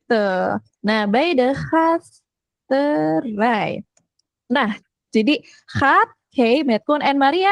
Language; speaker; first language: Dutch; non-native, fluent; Indonesian